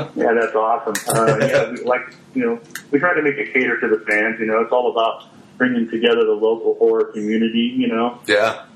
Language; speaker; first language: English; native; English